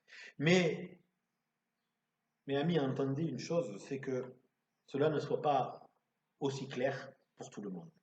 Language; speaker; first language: French; native; French